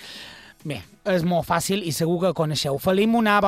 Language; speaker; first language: Catalan; native; Catalan